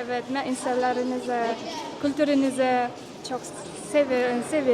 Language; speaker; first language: Turkish; non-native, learner; Uzbek